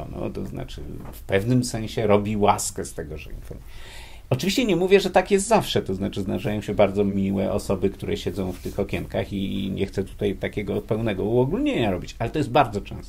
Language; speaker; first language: Polish; native; Polish